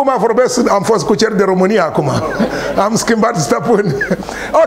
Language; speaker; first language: Romanian; non-native, learner; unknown